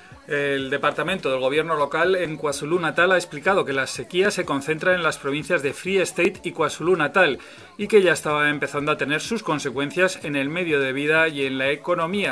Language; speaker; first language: Spanish; native; Spanish